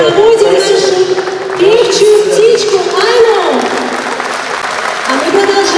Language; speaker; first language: Russian; non-native, local second language; Ingush